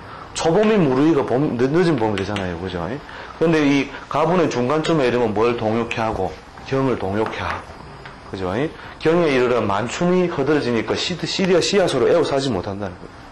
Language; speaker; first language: Korean; native; Korean